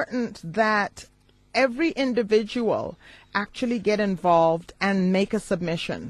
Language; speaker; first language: English; native; English